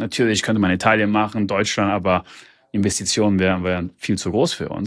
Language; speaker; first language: German; early bilingual, heritage; German